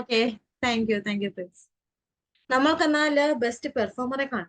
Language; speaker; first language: Malayalam; native; Malayalam